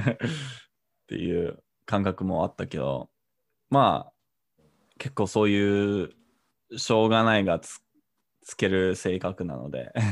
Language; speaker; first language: Japanese; non-native, fluent; English